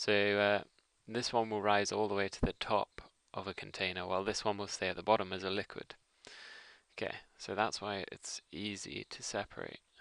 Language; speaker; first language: English; native; English